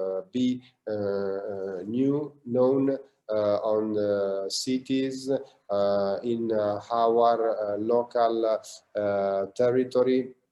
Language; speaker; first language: English; non-native, learner; Italian